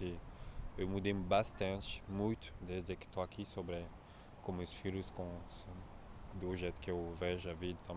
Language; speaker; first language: Portuguese; non-native, learner; French